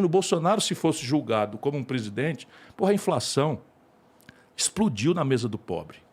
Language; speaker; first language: Portuguese; native; Portuguese